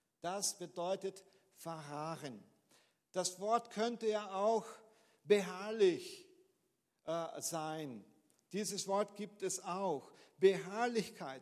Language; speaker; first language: German; non-native, fluent; Portuguese